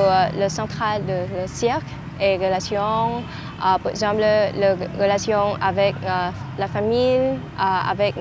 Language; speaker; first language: French; non-native, learner; Vietnamese